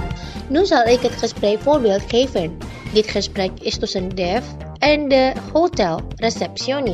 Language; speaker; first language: Dutch; non-native, learner; Indonesian